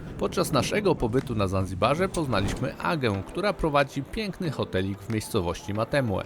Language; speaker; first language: Polish; native; Polish